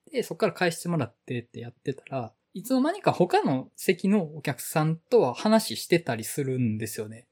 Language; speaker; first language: Japanese; native; Japanese